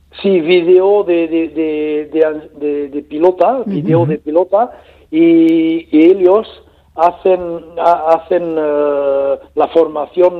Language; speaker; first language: Spanish; non-native, learner; French